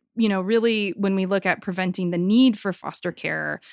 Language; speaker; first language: English; native; English